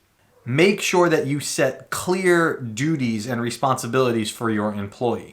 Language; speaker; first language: English; native; English